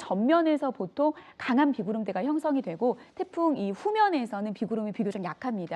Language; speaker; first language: Korean; native; Korean